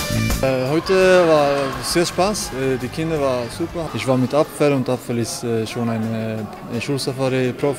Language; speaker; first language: German; non-native, learner; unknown